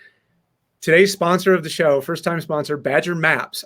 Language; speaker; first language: English; native; English